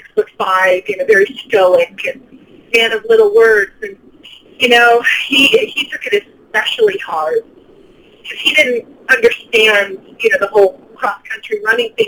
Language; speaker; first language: English; native; English